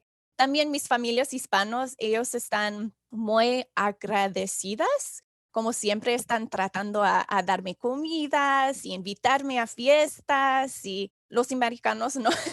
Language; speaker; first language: Spanish; non-native, fluent; English